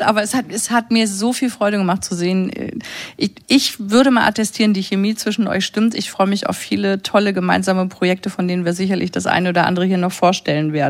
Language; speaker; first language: German; native; German